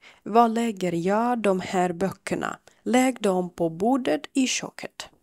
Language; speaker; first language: Swedish; non-native, fluent; Ukrainian